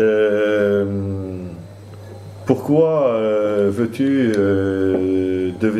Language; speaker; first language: French; non-native, fluent; Dutch